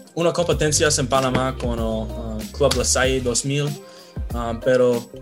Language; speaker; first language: Spanish; non-native, learner; English